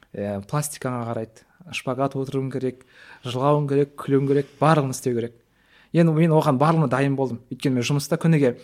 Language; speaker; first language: Kazakh; native; Kazakh